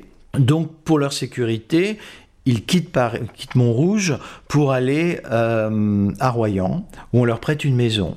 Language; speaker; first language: French; native; French